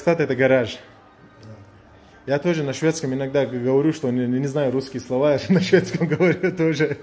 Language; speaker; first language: Russian; non-native, local second language; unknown